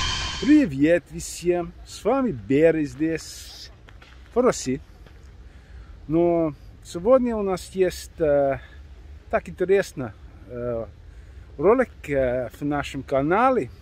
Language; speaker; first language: Russian; non-native, learner; English